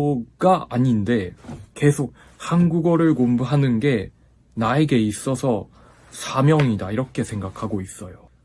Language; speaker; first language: Korean; non-native, fluent; Japanese